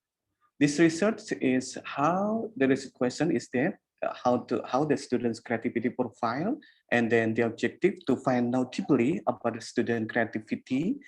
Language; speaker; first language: English; non-native, learner; Indonesian